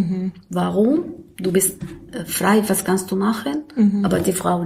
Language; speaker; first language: German; non-native, learner; Arabic